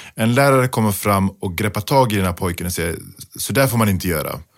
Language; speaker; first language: Swedish; early bilingual, other home language; Pashto